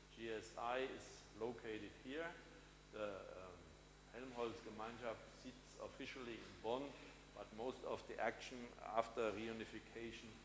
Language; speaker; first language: English; non-native, fluent; German